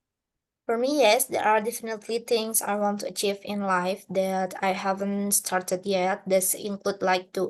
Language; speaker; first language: English; non-native, learner; Indonesian